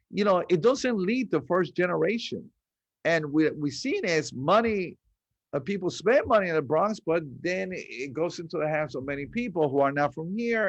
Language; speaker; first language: English; early bilingual, other home language; Spanish